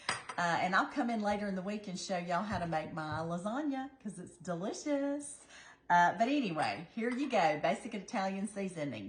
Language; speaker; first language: English; native; English